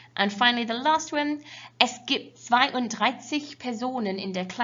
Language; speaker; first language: German; non-native, fluent; English